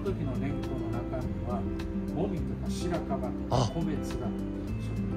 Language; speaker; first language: Japanese; native; Japanese